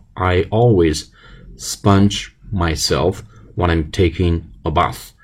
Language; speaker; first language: English; non-native, fluent; Chinese